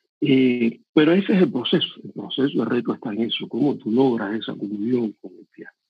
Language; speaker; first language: Spanish; native; Spanish